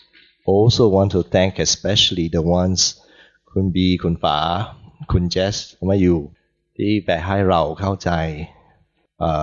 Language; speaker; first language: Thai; non-native, learner; English